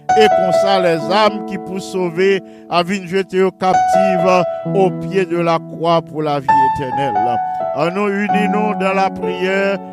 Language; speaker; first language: French; non-native, local second language; Haitian Creole